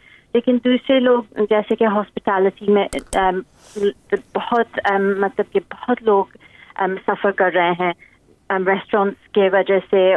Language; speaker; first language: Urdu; early bilingual, heritage; English